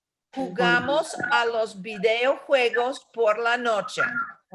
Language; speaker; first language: Spanish; non-native, fluent; English